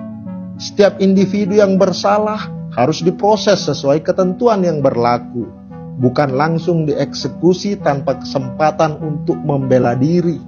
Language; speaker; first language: Indonesian; native; Indonesian